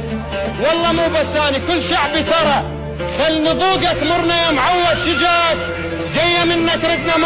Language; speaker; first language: Arabic; native; Arabic